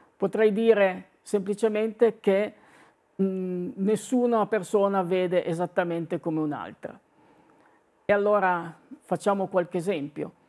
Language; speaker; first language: Italian; native; Italian